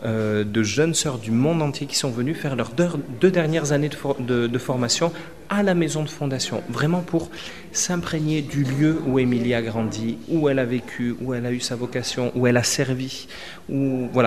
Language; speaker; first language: French; native; French